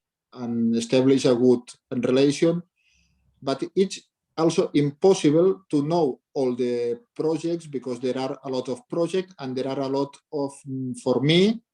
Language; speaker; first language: English; non-native, learner; Catalan